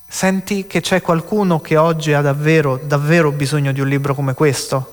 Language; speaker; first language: Italian; native; Italian